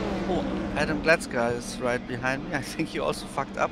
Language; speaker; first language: English; non-native, fluent; German